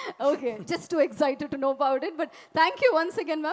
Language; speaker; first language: English; non-native, local second language; Tamil